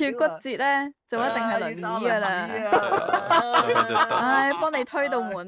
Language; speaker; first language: Cantonese; native; Cantonese